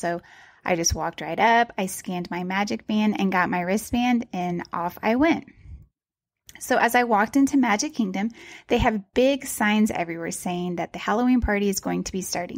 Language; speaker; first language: English; native; English